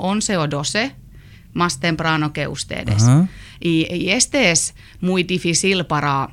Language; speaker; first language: Spanish; non-native, learner; Finnish